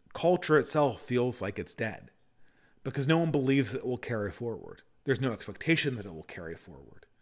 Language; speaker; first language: English; native; English